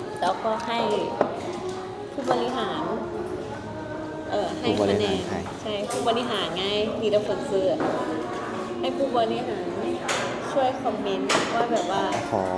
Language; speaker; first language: Thai; native; Thai